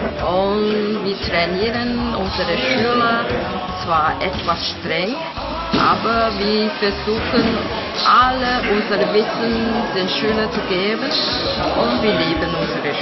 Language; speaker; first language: German; non-native, fluent; Chinese